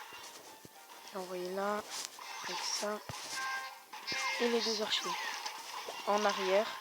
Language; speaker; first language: French; native; French